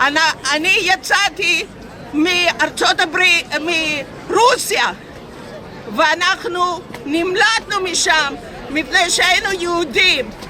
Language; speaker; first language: Hebrew; non-native, fluent; Russian